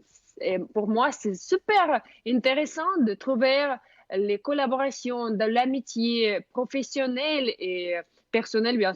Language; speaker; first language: French; non-native, fluent; Russian